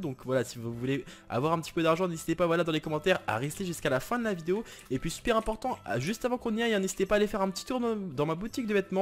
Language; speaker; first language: French; native; French